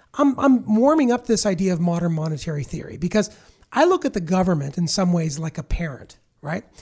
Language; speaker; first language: English; native; English